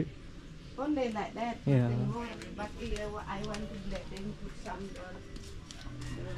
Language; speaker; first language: English; non-native, learner; Indonesian